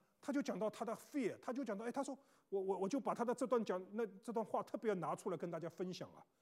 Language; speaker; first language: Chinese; native; Chinese